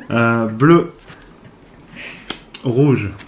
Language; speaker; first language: French; native; French